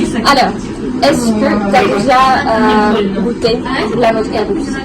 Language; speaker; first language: French; non-native, fluent; Russian